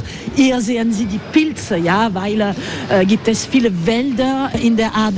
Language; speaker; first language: German; non-native, learner; French